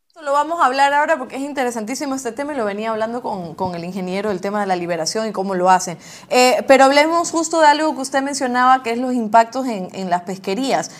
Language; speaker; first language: Spanish; native; Spanish